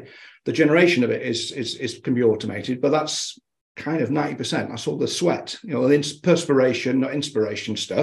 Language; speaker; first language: English; native; English